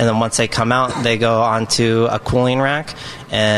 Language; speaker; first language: English; native; English